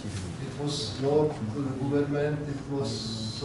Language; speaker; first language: English; non-native, learner; Czech